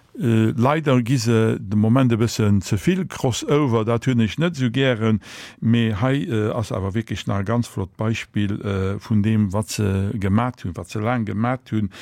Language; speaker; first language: Luxembourgish; native; Luxembourgish